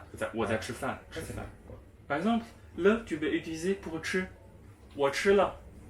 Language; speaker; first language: French; non-native, fluent; Chinese